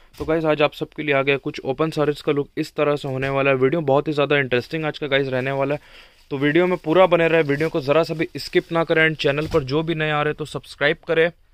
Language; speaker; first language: Hindi; native; Hindi